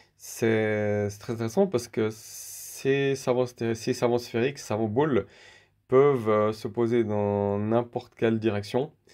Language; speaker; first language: French; native; French